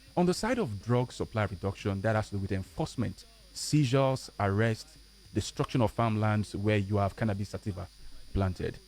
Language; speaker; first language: English; non-native, local second language; Yoruba